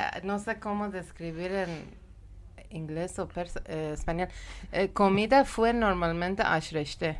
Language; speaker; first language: Spanish; non-native, learner; Persian